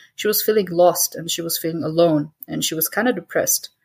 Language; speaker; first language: English; early bilingual, heritage; German